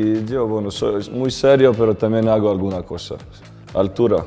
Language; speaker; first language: Spanish; non-native, fluent; Slovenian